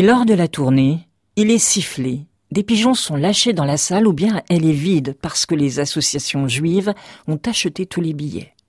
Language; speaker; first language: French; native; French